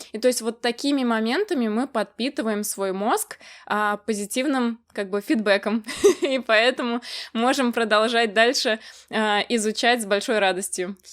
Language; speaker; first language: Russian; native; Russian